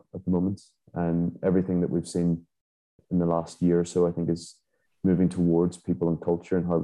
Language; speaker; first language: English; native; English